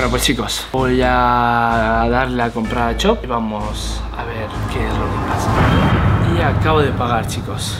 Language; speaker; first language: Spanish; native; Spanish